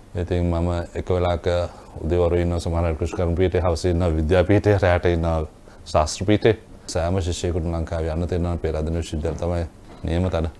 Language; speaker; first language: Sinhala; non-native, local second language; Tamil